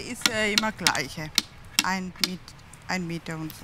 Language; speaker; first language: German; non-native, learner; Tamil